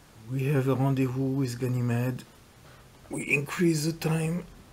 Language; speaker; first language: English; non-native, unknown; French